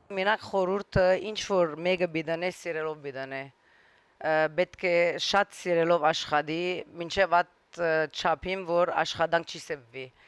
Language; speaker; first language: Armenian; native; Armenian